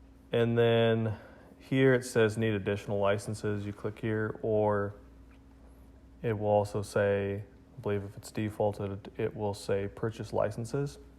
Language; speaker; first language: English; native; English